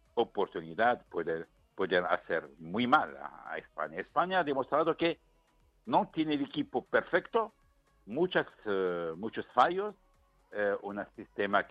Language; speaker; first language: Spanish; non-native, fluent; Arabic